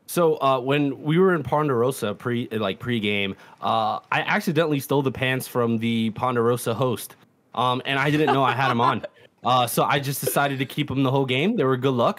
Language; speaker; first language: English; native; English